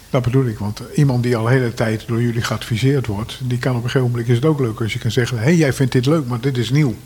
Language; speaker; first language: Dutch; native; Dutch